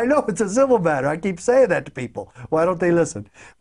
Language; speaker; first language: English; native; English